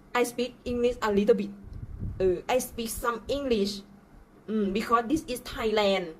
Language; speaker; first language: English; non-native, learner; Thai